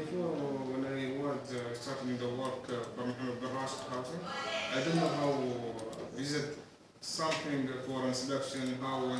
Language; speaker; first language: English; non-native, learner; Arabic